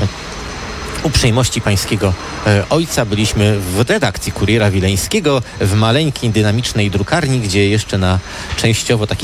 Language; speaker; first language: Polish; native; Polish